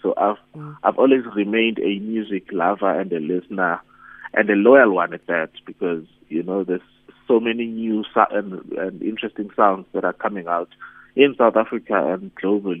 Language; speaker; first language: English; non-native, local second language; Zulu